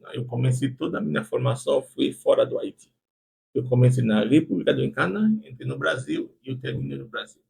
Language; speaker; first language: Portuguese; non-native, fluent; Haitian Creole